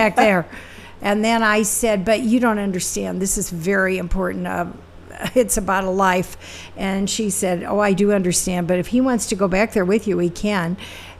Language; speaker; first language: English; native; English